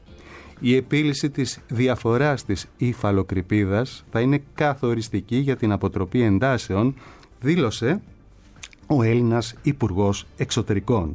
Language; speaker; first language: Greek; native; Greek